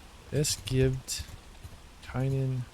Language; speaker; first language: German; non-native, learner; English